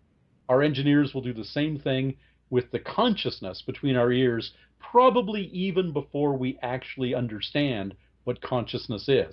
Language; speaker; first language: English; native; English